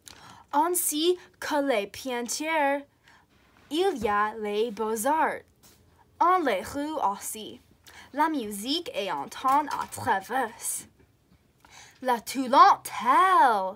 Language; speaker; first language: French; non-native, learner; English